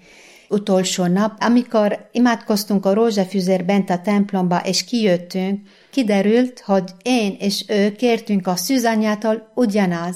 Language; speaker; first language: Hungarian; non-native, learner; Arabic